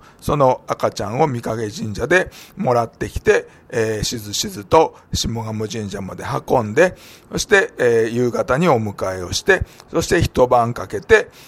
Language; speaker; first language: Japanese; native; Japanese